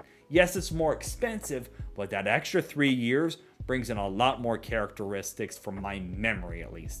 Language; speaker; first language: English; native; English